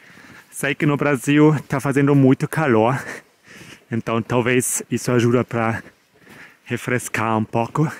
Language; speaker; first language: Portuguese; non-native, fluent; German